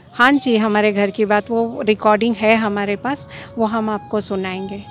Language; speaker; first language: Hindi; non-native, local second language; Marathi